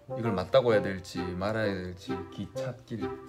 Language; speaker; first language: Korean; native; Korean